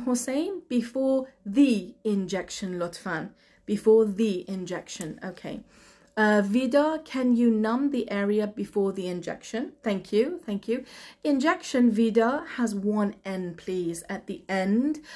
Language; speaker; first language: English; native; English